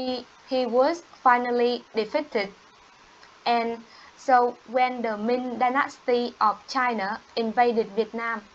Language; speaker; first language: English; non-native, learner; Vietnamese